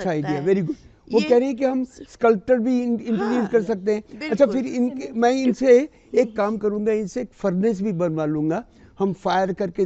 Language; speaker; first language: Hindi; native; Hindi